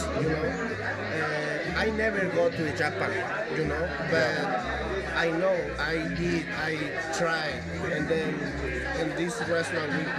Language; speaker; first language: English; non-native, learner; Spanish